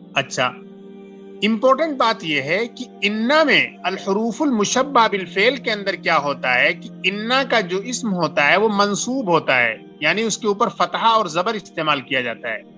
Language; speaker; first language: Urdu; native; Urdu